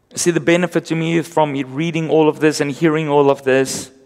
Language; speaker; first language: English; non-native, local second language; Afrikaans